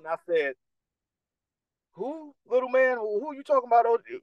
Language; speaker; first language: English; early bilingual, other home language; Spanish